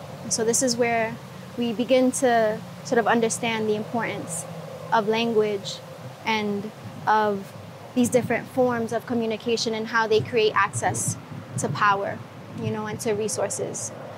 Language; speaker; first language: English; early bilingual, other home language; Spanish